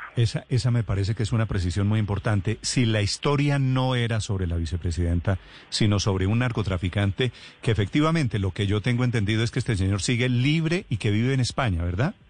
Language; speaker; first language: Spanish; native; Spanish